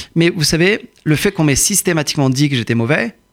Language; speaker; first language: French; early bilingual, other home language; Persian